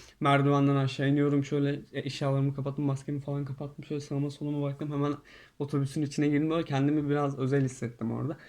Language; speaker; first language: Turkish; native; Turkish